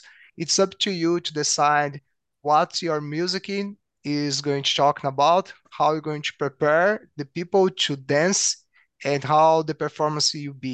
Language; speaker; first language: English; non-native, learner; Portuguese